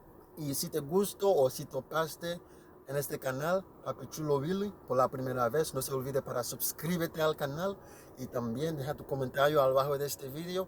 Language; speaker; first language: Spanish; non-native, learner; Haitian Creole